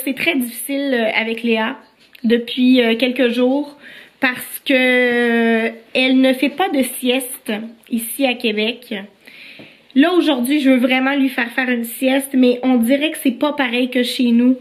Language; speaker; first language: French; native; French